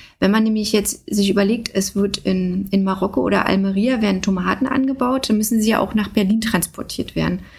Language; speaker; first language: German; native; German